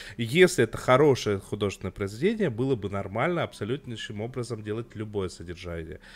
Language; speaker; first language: Russian; native; Russian